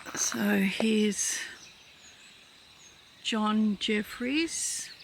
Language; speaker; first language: English; native; English